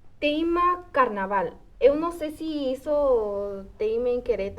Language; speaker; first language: Portuguese; non-native, fluent; Spanish